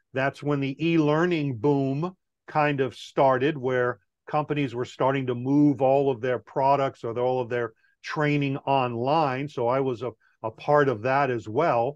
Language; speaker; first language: English; native; English